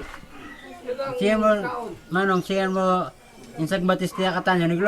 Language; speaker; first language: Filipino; non-native, local second language; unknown